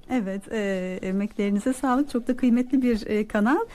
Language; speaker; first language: Turkish; native; Turkish